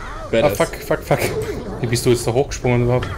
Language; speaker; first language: German; native; German